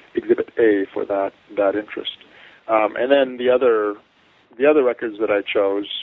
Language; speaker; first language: English; native; English